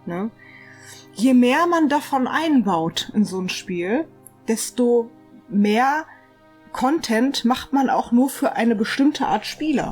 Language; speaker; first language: German; native; German